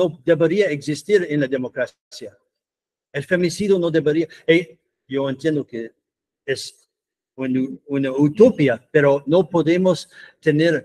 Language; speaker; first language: Spanish; non-native, fluent; English